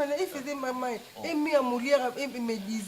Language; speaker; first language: Portuguese; non-native, learner; Lingala